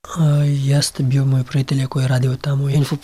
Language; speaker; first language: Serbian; non-native, learner; Pashto